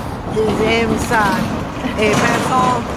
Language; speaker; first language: French; non-native, learner; English